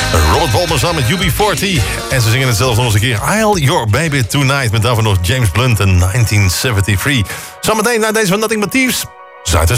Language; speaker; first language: Dutch; native; Dutch